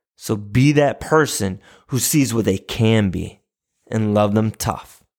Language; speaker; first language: English; native; English